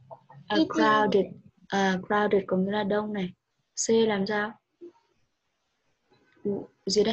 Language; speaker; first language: Vietnamese; native; Vietnamese